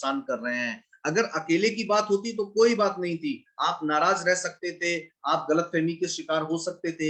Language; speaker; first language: Hindi; native; Hindi